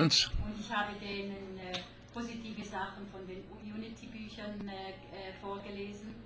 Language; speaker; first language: German; non-native, fluent; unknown